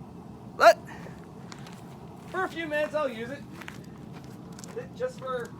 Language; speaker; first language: English; native; English